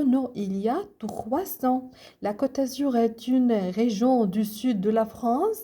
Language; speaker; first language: French; non-native, learner; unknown